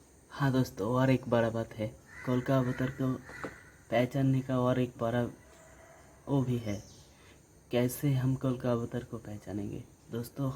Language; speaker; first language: Hindi; non-native, local second language; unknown